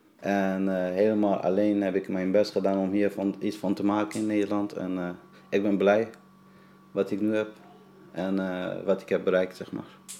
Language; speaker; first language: Dutch; non-native, fluent; Persian